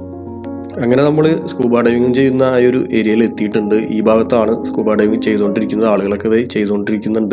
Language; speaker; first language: Malayalam; native; Malayalam